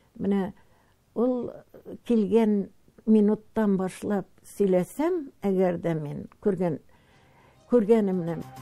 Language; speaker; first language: Tatar; native; Tatar